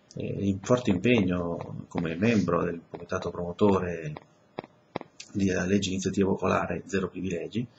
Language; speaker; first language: Italian; early bilingual, other home language; Spanish